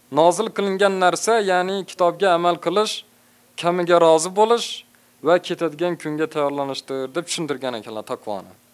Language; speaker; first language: Uzbek; native; Uzbek